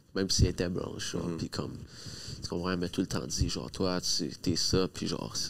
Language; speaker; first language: French; native; French